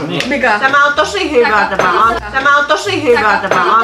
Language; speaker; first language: Finnish; native; Finnish